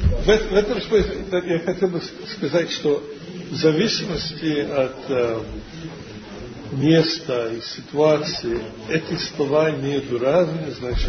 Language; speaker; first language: Russian; non-native, fluent; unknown